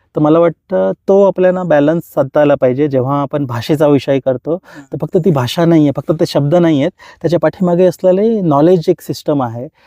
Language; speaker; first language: Marathi; non-native, local second language; Kukna